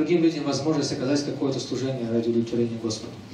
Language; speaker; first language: Russian; native; Russian